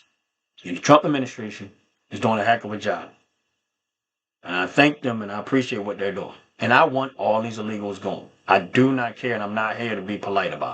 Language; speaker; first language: English; native; English